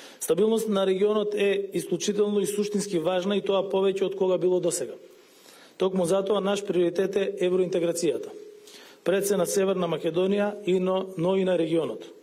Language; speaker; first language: Macedonian; native; Macedonian